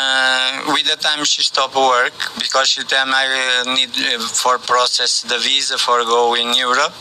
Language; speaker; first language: English; non-native, learner; Portuguese